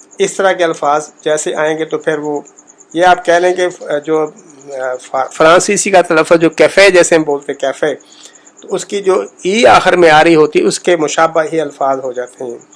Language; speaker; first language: Urdu; native; Urdu